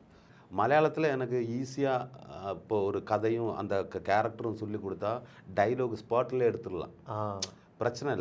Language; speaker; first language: Tamil; non-native, learner; Malayalam